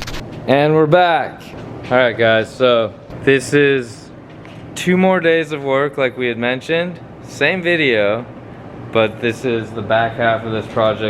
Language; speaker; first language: English; native; English